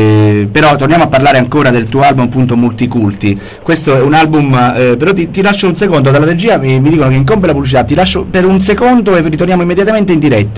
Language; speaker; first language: Italian; native; Italian